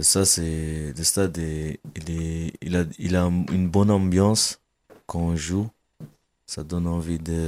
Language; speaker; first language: French; non-native, fluent; Kabuverdianu